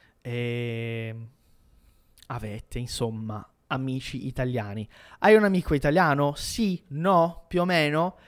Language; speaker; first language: Italian; non-native, fluent; Portuguese